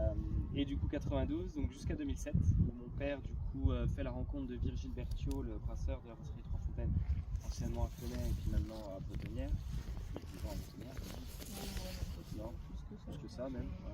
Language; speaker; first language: French; native; French